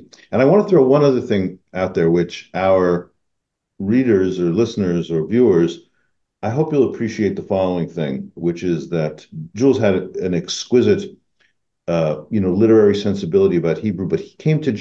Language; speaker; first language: English; native; English